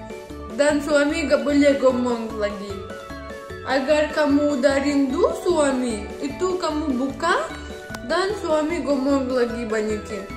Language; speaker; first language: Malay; non-native, learner; Russian